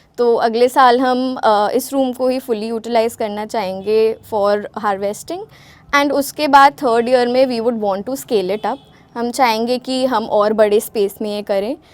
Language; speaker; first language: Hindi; non-native, local second language; Gujarati